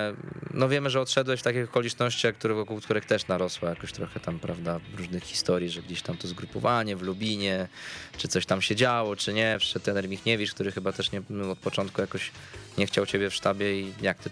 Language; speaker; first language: Polish; native; Polish